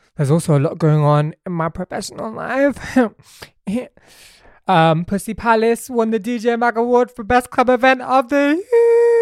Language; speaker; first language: English; native; English